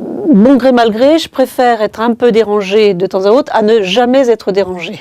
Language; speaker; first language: French; native; French